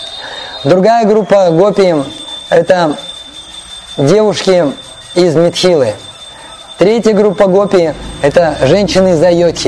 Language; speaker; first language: Russian; native; Russian